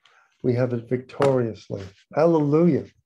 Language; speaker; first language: English; native; English